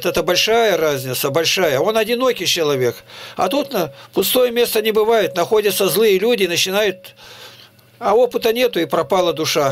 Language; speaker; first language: Russian; native; Russian